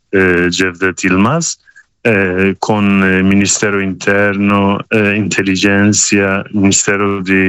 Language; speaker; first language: Italian; non-native, learner; Kurdish